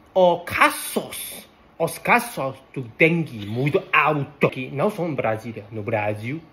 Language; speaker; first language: Portuguese; non-native, learner; Malay